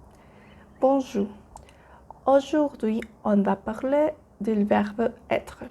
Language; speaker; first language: French; non-native, learner; Spanish